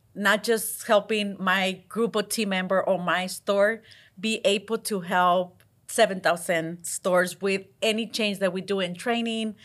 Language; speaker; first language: English; non-native, fluent; Spanish